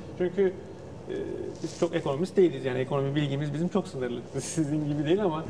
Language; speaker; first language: Turkish; native; Turkish